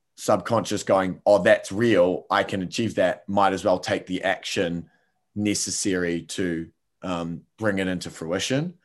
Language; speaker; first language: English; native; English